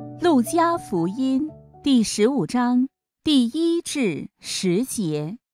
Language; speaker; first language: Chinese; native; Chinese